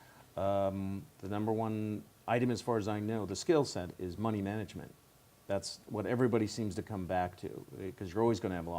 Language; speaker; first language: English; native; English